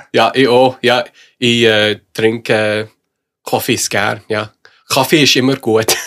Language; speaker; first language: German; non-native, learner; English